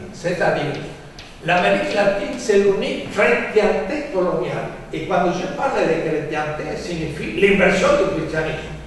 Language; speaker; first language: French; non-native, fluent; Spanish